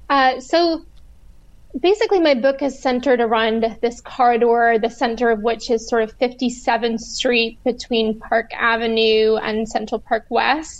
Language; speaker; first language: English; native; English